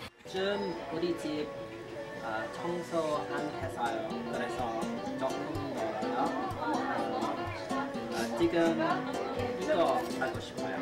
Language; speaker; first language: Korean; non-native, learner; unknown